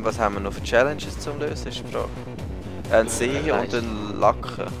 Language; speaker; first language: German; native; German